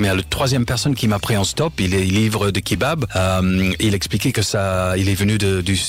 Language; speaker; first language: French; non-native, fluent; English